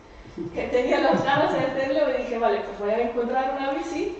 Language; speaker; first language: Spanish; non-native, fluent; German